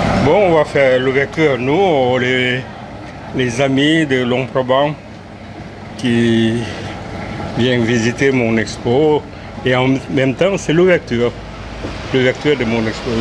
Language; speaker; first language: French; non-native, fluent; Lao